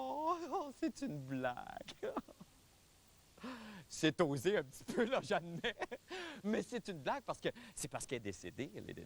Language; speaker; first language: French; native; French